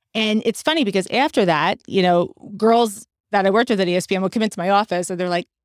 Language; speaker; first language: English; native; English